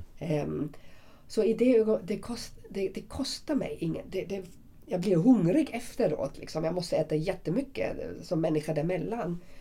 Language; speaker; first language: Swedish; non-native, fluent; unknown